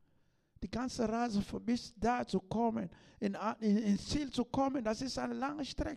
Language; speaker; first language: German; non-native, learner; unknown